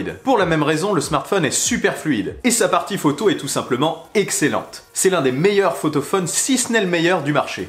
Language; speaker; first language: French; native; French